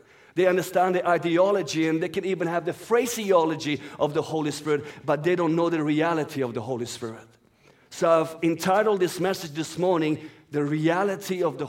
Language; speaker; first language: English; non-native, fluent; Persian